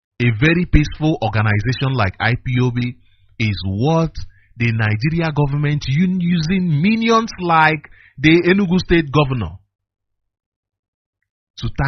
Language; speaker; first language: English; non-native, local second language; Igbo